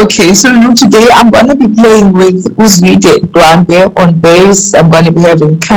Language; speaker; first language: English; non-native, local second language; Xhosa